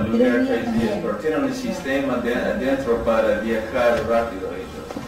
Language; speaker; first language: Spanish; non-native, learner; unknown